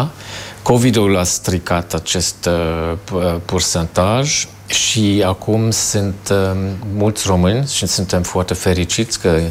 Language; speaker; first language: Romanian; non-native, fluent; German